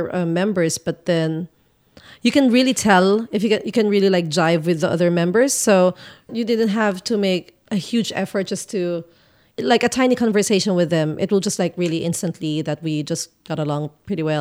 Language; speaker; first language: English; non-native, local second language; Filipino